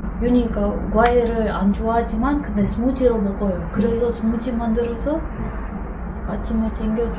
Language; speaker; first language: Korean; non-native, fluent; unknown